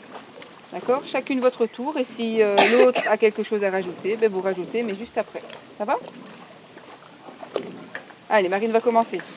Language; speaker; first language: French; native; French